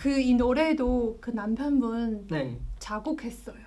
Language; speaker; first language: Korean; non-native, learner; Chinese